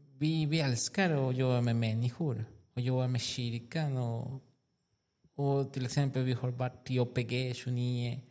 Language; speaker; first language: Swedish; non-native, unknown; Spanish